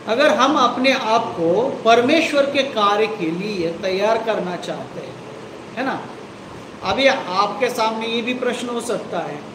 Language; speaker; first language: Hindi; non-native, local second language; Marathi